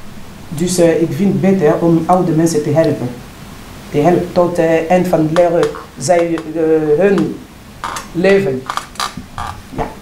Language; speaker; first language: Dutch; non-native, learner; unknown